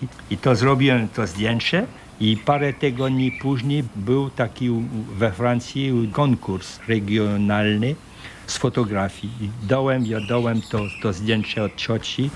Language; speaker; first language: Polish; early bilingual, heritage; French